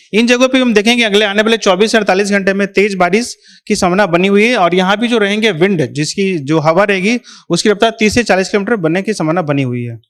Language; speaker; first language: Hindi; non-native, local second language; Marathi